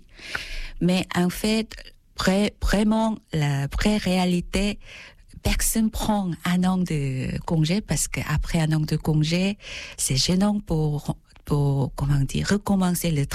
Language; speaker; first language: French; non-native, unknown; Korean